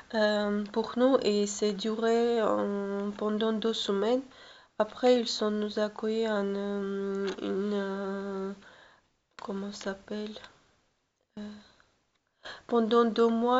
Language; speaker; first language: French; non-native, learner; Russian